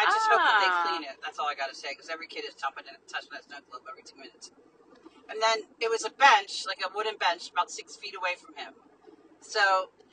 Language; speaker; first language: English; native; English